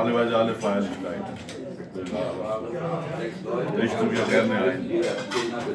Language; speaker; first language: German; non-native, fluent; Punjabi